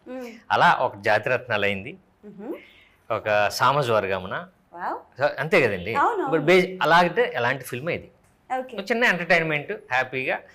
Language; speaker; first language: Telugu; native; Telugu